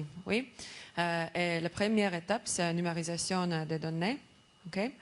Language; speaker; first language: French; non-native, learner; Estonian